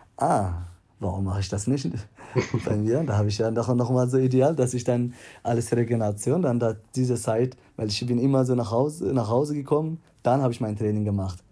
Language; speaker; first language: German; non-native, fluent; Tigrinya